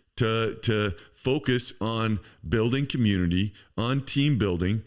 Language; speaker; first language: English; native; English